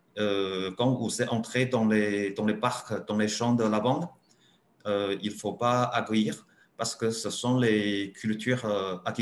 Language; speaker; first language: French; non-native, learner; Chinese